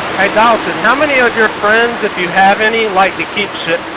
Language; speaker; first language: English; native; English